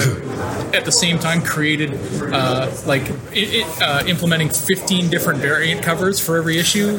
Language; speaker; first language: English; native; English